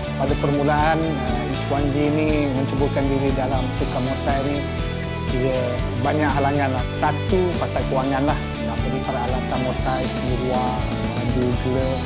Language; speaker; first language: Malay; native; Malay